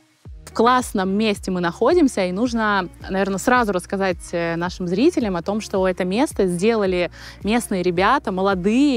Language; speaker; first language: Russian; native; Russian